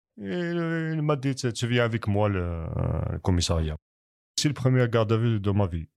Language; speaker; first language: French; non-native, learner; Kabyle